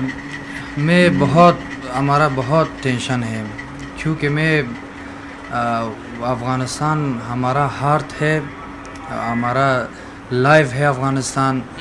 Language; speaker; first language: Hindi; non-native, learner; Persian